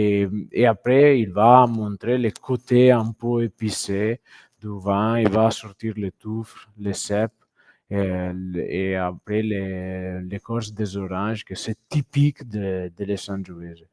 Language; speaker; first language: French; non-native, fluent; Italian